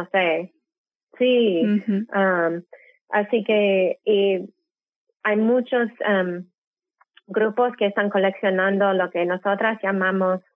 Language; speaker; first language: Spanish; non-native, fluent; English